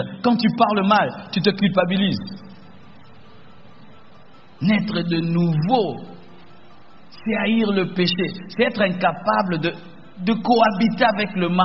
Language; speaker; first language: French; non-native, local second language; Lingala